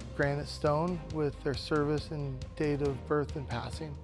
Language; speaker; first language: English; native; English